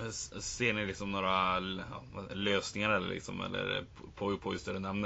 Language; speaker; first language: Swedish; native; Swedish